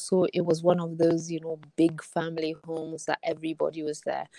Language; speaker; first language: English; non-native, local second language; Hausa